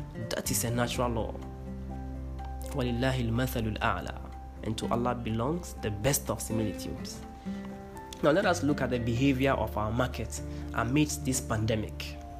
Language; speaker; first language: English; non-native, local second language; Akan